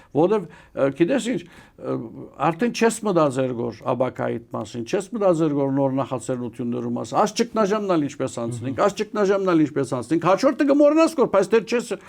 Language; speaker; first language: Armenian; early bilingual, heritage; Armenian